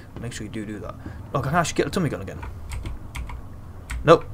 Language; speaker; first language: English; native; English